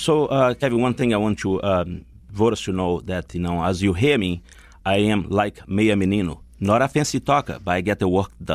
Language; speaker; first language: English; non-native, fluent; Portuguese